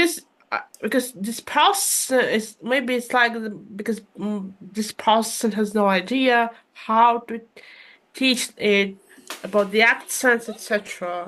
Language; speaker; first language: English; non-native, fluent; Russian